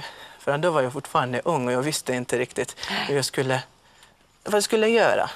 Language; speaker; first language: Swedish; non-native, fluent; Maltese